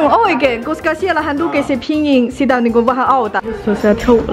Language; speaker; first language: Finnish; non-native, learner; Chinese